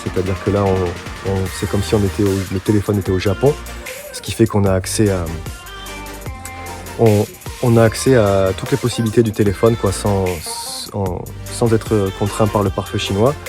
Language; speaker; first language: French; native; French